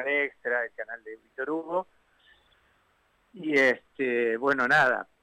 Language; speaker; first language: Spanish; native; Spanish